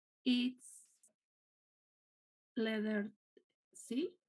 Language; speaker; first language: English; non-native, learner; Spanish